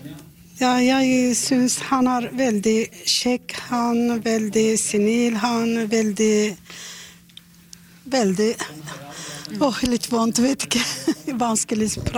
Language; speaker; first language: Norwegian; non-native, learner; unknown